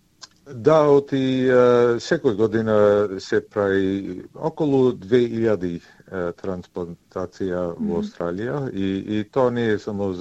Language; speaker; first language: Macedonian; early bilingual, heritage; Macedonian